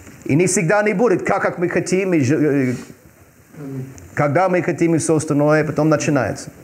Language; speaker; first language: Russian; non-native, fluent; English